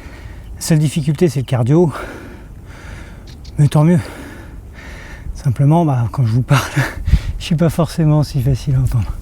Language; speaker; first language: French; native; French